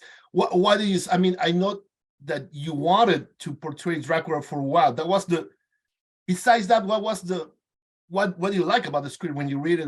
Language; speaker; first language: English; non-native, fluent; Spanish